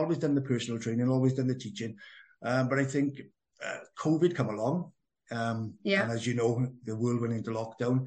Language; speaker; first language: English; native; English